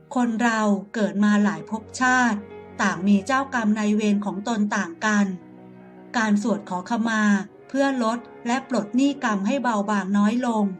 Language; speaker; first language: Thai; native; Thai